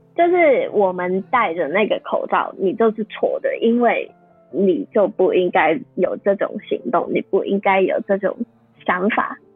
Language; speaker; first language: Chinese; non-native, fluent; Cantonese